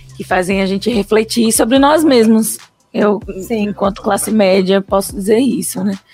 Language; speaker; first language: Portuguese; native; Portuguese